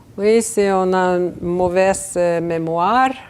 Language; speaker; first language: French; non-native, fluent; Swedish